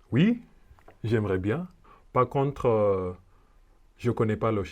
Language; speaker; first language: French; non-native, fluent; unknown